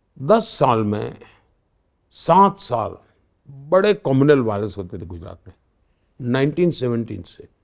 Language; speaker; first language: Hindi; non-native, local second language; Gujarati